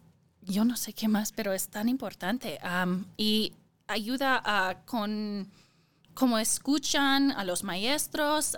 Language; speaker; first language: Spanish; non-native, fluent; English